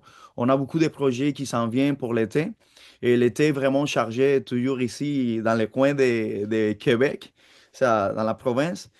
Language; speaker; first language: French; non-native, fluent; Spanish